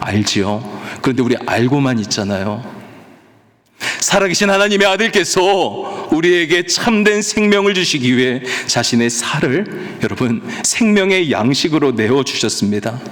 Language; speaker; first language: Korean; native; Korean